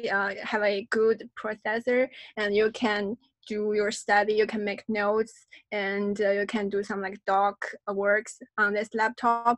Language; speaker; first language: English; non-native, fluent; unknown